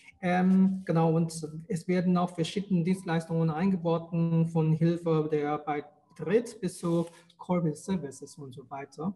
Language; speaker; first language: German; non-native, fluent; Chinese